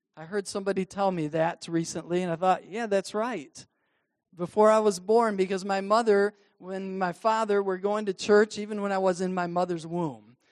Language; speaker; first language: English; native; English